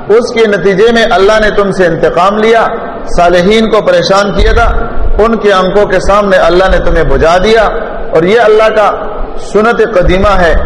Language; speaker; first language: Urdu; non-native, local second language; Pashto